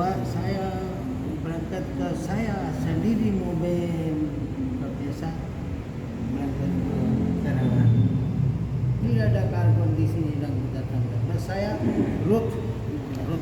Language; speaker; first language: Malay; non-native, learner; Urdu